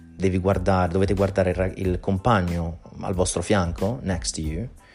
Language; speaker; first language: Italian; native; Italian